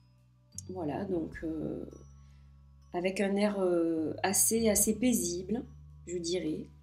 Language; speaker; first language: French; native; French